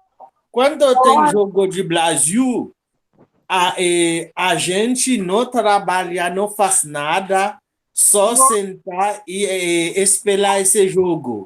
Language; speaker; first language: Portuguese; non-native, local second language; Haitian Creole